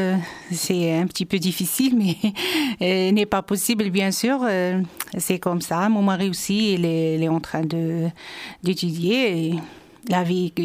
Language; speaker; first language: French; non-native, local second language; Arabic